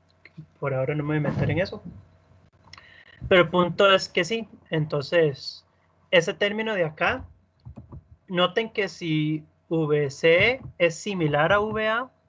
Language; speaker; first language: Spanish; native; Spanish